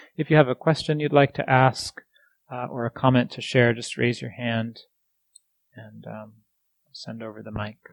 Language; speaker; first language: English; native; English